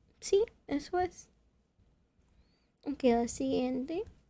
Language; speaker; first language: Spanish; non-native, fluent; English